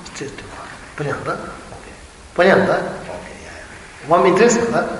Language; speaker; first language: Russian; non-native, learner; Tibetan